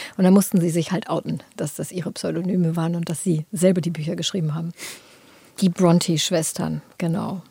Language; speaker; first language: German; native; German